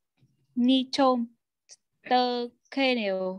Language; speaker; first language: Korean; non-native, learner; Vietnamese